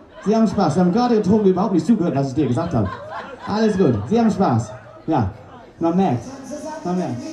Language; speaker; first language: German; non-native, fluent; English